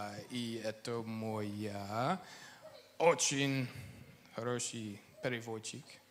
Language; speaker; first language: Russian; non-native, learner; English